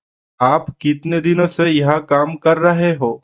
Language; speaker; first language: Hindi; non-native, local second language; Bangla